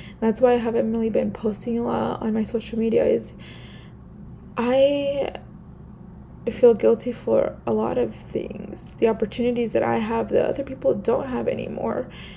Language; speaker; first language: English; early bilingual, other home language; Spanish